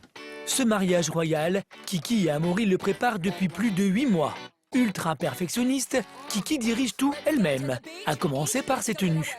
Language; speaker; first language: French; native; French